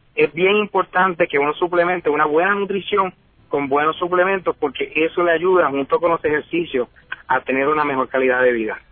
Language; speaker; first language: Spanish; native; Spanish